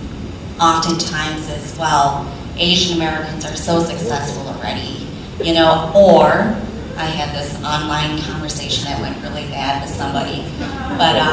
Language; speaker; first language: English; early bilingual, other home language; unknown